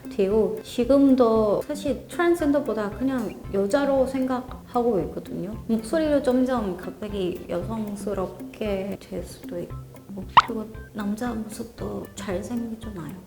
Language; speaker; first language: Korean; non-native, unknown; Thai